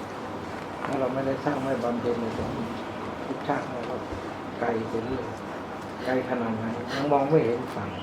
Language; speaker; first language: Thai; native; Thai